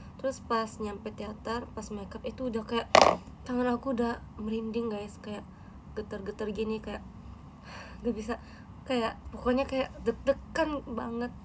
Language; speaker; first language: Indonesian; non-native, fluent; Japanese